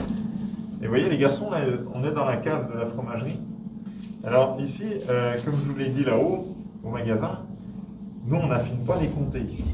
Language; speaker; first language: French; native; French